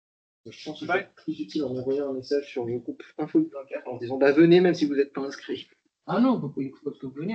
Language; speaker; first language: French; native; French